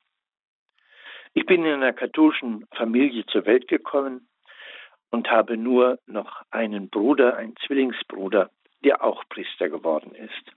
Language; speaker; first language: German; native; German